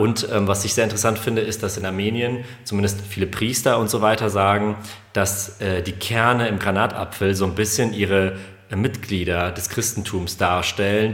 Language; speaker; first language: German; early bilingual, other home language; Armenian